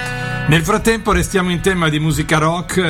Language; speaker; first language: Italian; native; Italian